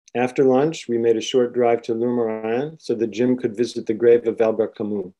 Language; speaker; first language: English; native; English